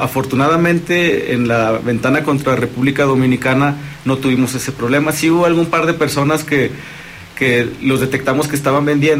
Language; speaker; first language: Spanish; native; Spanish